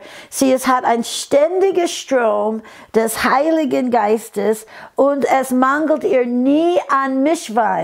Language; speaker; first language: German; non-native, fluent; English